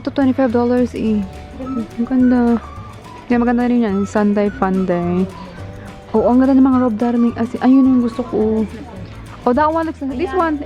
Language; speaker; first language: Filipino; non-native, learner; English